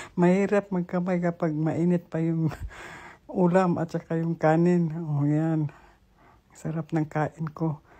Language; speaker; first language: Filipino; non-native, local second language; Cebuano